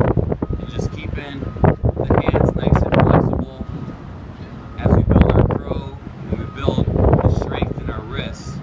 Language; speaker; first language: English; native; English